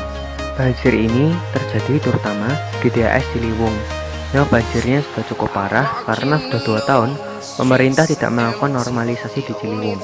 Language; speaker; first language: Indonesian; native; Indonesian